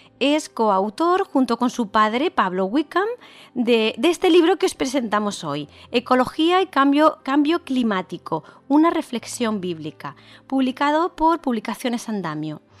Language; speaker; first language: Spanish; native; Spanish